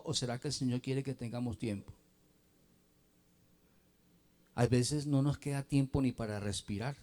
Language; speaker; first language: Spanish; native; Spanish